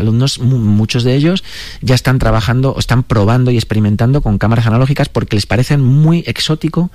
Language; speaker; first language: Spanish; native; Spanish